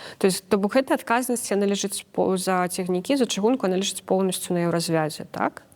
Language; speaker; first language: Belarusian; non-native, local second language; Russian